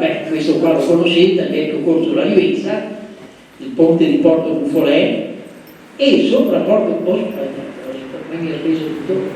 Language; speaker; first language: Italian; native; Italian